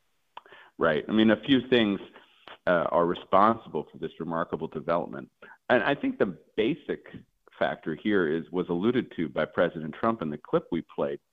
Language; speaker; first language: English; native; English